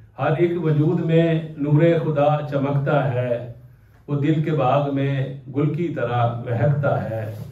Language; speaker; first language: Urdu; non-native, local second language; Punjabi